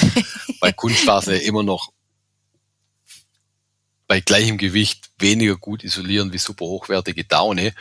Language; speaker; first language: German; native; German